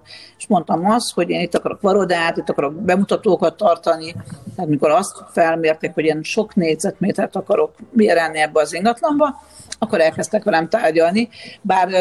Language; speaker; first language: Hungarian; native; Hungarian